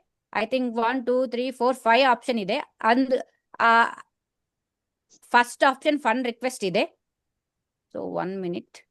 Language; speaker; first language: Kannada; non-native, learner; Telugu